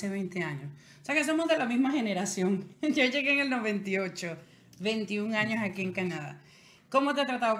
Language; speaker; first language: Spanish; native; Spanish